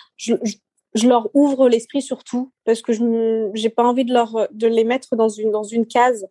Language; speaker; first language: French; early bilingual, other home language; Seselwa Creole French